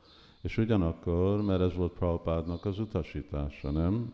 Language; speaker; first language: Hungarian; early bilingual, heritage; Hungarian